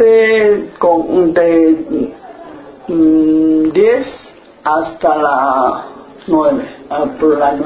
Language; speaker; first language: Spanish; non-native, learner; Chinese